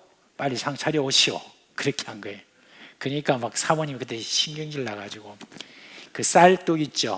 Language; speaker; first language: Korean; native; Korean